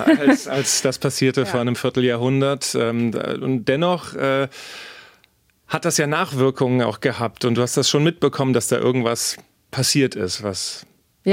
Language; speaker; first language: German; native; German